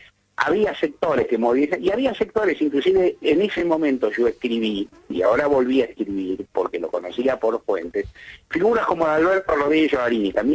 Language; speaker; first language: Spanish; native; Spanish